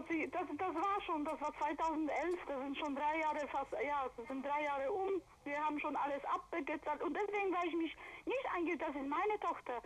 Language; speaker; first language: German; non-native, fluent; Polish